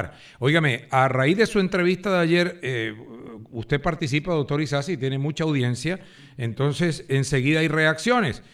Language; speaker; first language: Spanish; native; Spanish